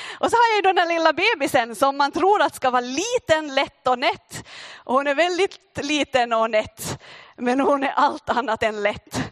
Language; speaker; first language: Swedish; native; Swedish